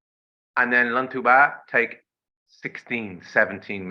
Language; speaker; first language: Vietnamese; non-native, learner; English